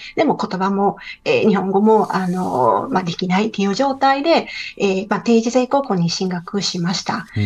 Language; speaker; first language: Japanese; non-native, fluent; Spanish